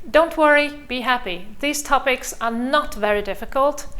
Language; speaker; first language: English; non-native, fluent; Hungarian